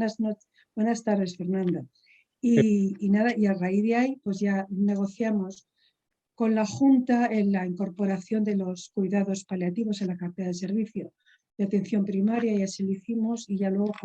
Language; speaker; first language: Spanish; native; Spanish